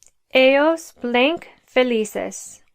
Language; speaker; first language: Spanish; non-native, fluent; English